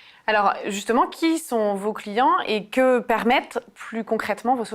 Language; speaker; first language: French; native; French